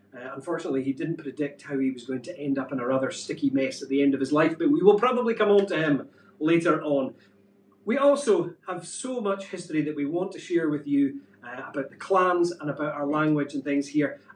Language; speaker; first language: English; native; English